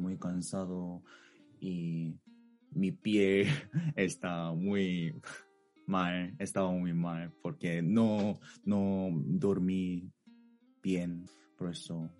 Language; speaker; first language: Spanish; non-native, fluent; Korean